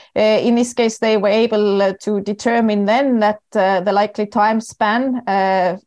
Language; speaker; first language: English; non-native, fluent; Estonian